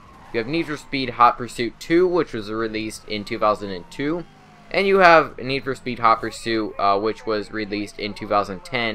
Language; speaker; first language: English; native; English